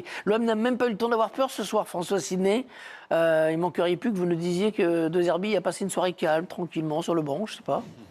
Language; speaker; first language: French; native; French